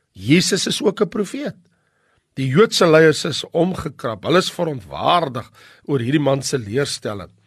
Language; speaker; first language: Afrikaans; native; Afrikaans